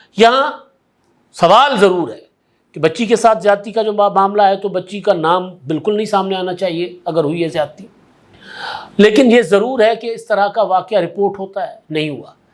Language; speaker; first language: Urdu; non-native, local second language; Sindhi